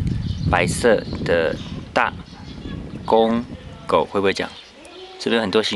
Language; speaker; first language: Chinese; native; Chinese